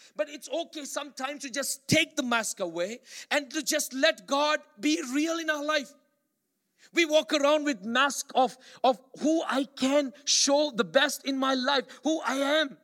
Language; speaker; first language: English; non-native, local second language; Malayalam